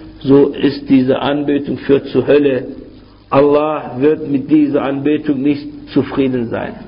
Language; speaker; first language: German; non-native, fluent; Arabic